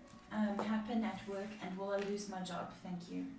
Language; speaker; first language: English; native; English